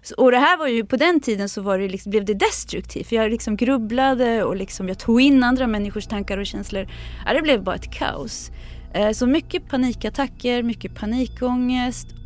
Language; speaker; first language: Swedish; early bilingual, other home language; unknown